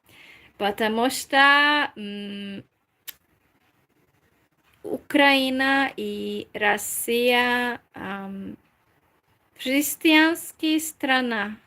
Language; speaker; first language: Russian; non-native, learner; Hungarian